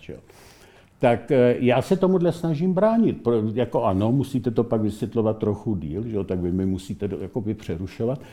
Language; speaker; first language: Czech; native; Czech